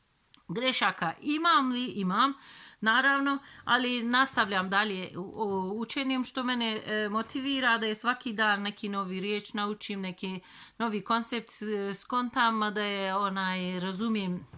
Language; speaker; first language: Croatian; non-native, fluent; Turkish